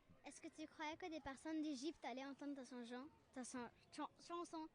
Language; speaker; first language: French; non-native, fluent; Arabic